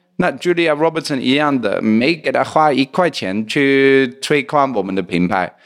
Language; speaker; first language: Chinese; non-native, fluent; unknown